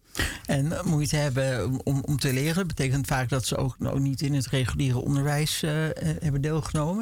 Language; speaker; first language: Dutch; native; Dutch